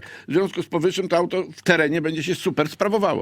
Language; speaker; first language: Polish; native; Polish